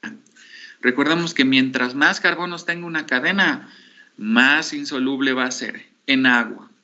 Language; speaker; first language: Spanish; native; Spanish